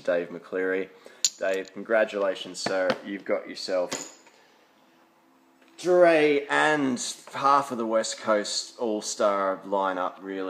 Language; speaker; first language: English; native; English